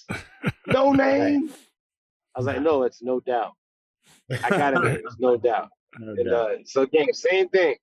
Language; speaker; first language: English; native; English